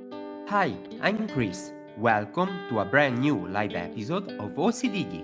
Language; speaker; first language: English; non-native, fluent; Italian